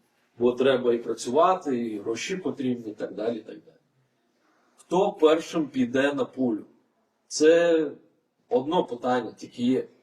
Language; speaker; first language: Ukrainian; non-native, fluent; Lithuanian